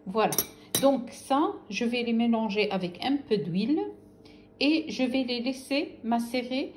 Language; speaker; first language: French; non-native, local second language; Arabic